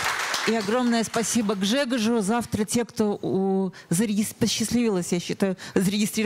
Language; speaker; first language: Russian; native; Russian